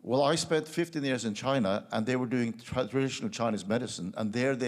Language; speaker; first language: English; non-native, fluent; Norwegian